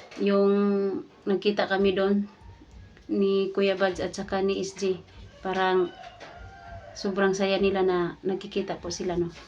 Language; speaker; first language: Filipino; native; Filipino